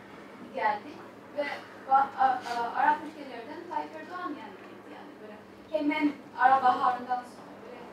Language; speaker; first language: Turkish; non-native, fluent; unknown